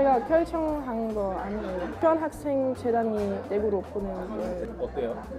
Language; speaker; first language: Korean; non-native, learner; German